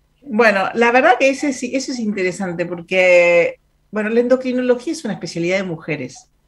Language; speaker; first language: Spanish; native; Spanish